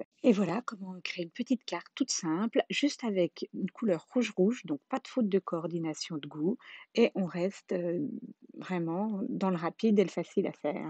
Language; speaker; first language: French; native; French